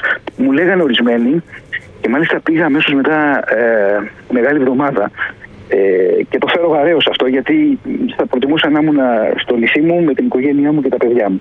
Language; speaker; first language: Greek; native; Greek